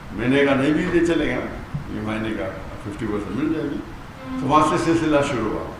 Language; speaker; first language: Urdu; non-native, local second language; Konkani